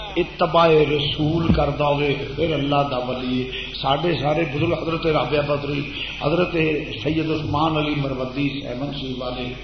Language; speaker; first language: Urdu; non-native, local second language; Punjabi